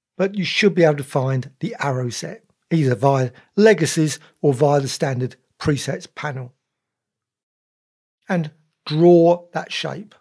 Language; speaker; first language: English; native; English